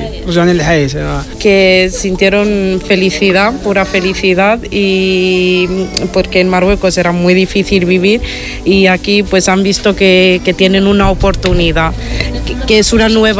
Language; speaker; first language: Spanish; non-native, fluent; Italian